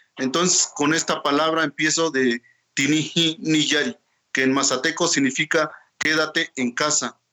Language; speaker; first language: Spanish; non-native, local second language; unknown